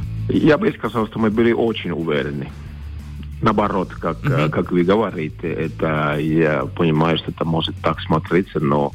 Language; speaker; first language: Russian; non-native, fluent; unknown